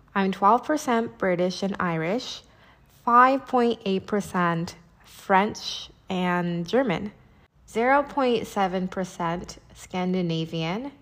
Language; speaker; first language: English; early bilingual, other home language; Japanese